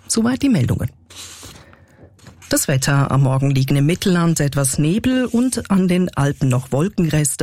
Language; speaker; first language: German; native; German